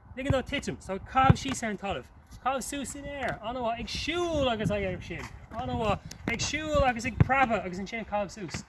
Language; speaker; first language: Irish; non-native, local second language; English